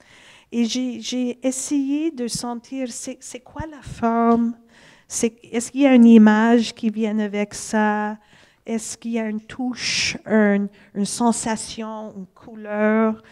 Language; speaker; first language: French; non-native, fluent; English